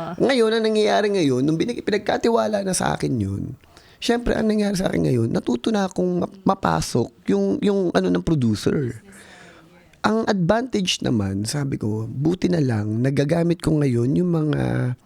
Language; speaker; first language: Filipino; native; Filipino